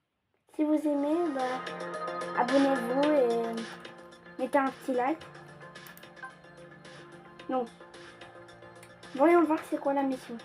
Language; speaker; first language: French; early bilingual, other home language; Polish